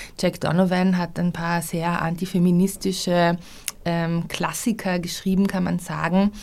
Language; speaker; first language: German; native; German